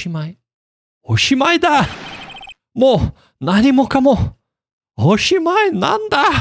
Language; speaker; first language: Japanese; non-native, learner; English